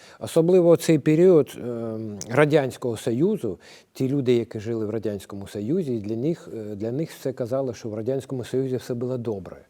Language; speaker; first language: Ukrainian; non-native, local second language; Russian